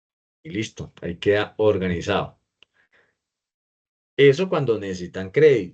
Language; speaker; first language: Spanish; native; Spanish